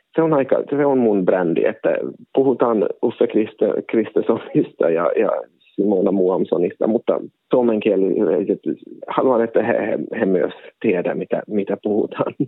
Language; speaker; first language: Finnish; non-native, local second language; Swedish